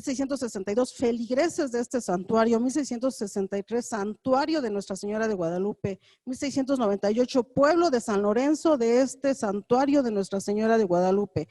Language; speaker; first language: Spanish; native; Spanish